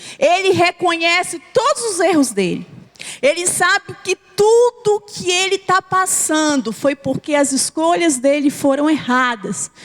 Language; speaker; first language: Portuguese; native; Portuguese